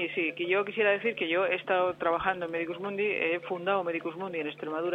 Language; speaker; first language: Spanish; native; Spanish